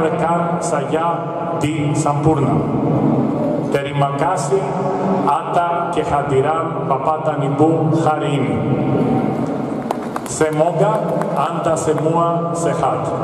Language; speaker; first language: Indonesian; non-native, fluent; Greek